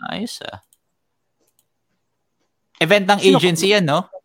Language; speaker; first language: Filipino; native; Filipino